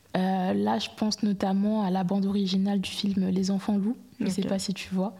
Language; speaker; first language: French; native; French